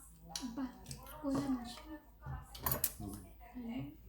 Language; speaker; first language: Korean; non-native, learner; Filipino